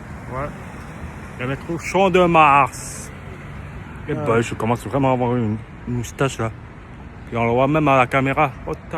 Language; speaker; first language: French; native; French